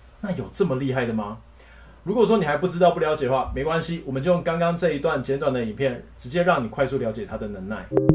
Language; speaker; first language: Chinese; native; Chinese